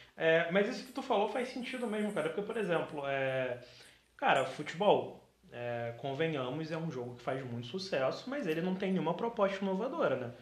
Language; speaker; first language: Portuguese; native; Portuguese